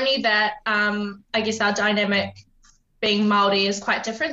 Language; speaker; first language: English; native; English